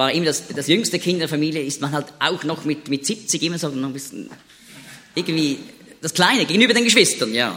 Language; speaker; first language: German; native; German